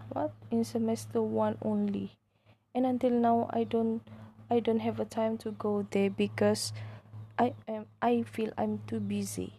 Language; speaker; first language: English; non-native, local second language; Malay